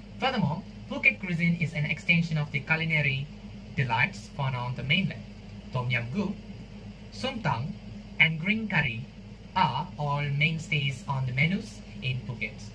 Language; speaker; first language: English; non-native, local second language; Tamil